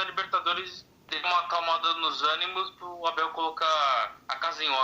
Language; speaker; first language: Portuguese; native; Portuguese